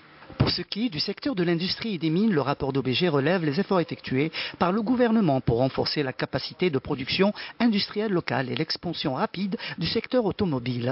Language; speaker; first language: French; non-native, local second language; Arabic